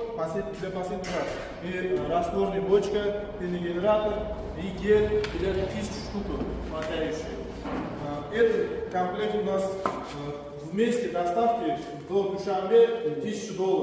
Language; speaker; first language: Russian; non-native, fluent; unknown